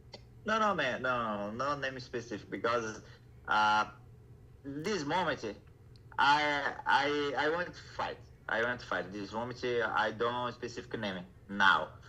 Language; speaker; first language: English; non-native, learner; Portuguese